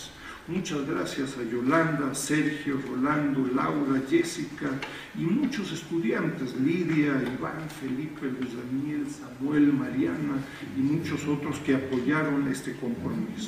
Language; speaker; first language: Spanish; native; Spanish